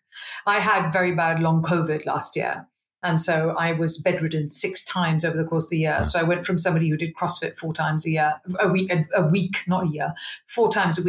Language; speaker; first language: English; non-native, local second language; Punjabi